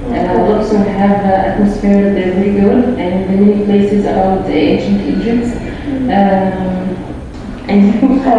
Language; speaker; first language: English; non-native, learner; Arabic